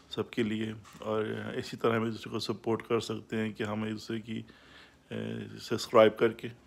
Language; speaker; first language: Urdu; non-native, local second language; Saraiki